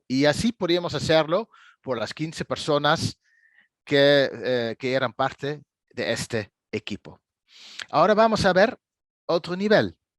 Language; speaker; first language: Spanish; non-native, fluent; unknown